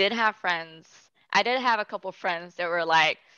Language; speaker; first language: English; native; English